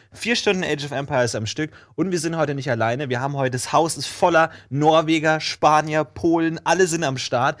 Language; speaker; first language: German; native; German